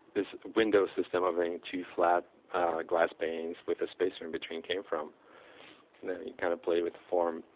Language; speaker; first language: English; non-native, fluent; Czech